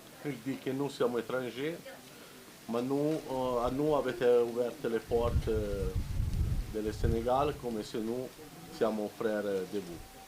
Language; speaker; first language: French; non-native, learner; Italian